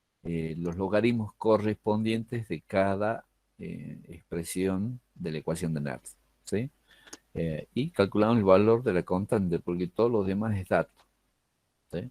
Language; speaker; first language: Spanish; native; Spanish